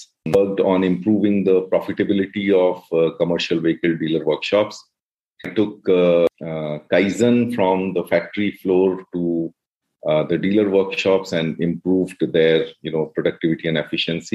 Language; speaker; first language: English; non-native, local second language; Hindi